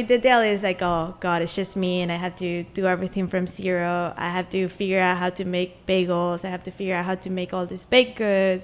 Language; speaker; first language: English; non-native, fluent; Spanish